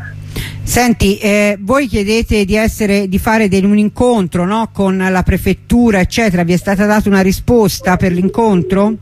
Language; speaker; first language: Italian; native; Italian